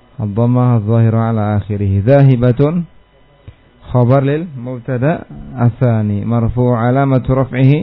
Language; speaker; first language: Arabic; non-native, fluent; Indonesian